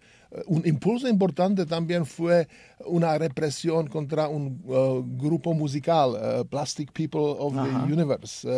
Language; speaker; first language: Spanish; non-native, learner; Czech